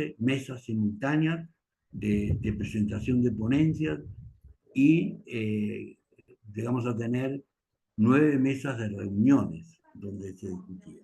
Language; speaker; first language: Spanish; native; Spanish